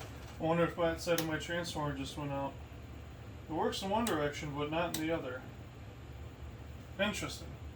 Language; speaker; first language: English; native; English